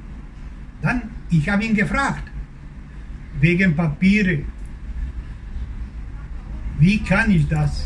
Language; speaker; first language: German; non-native, learner; Croatian